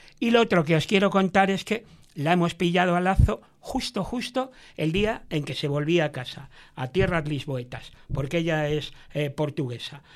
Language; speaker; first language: Spanish; native; Spanish